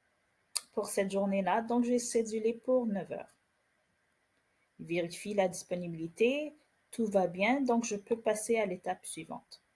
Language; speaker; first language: French; native; French